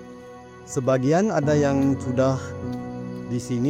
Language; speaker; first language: Indonesian; native; Indonesian